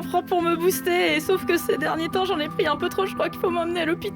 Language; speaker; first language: French; native; French